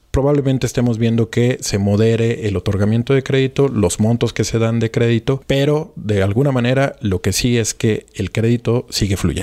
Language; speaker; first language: Spanish; native; Spanish